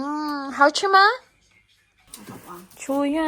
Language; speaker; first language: Chinese; non-native, learner; Filipino